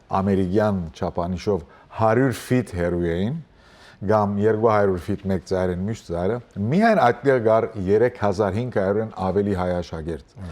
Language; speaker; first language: Armenian; early bilingual, heritage; Armenian